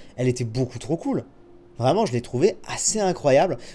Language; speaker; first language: French; native; French